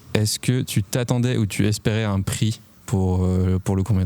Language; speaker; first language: French; native; French